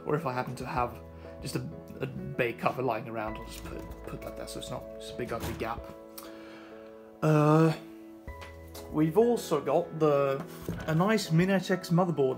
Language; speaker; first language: English; non-native, fluent; Swedish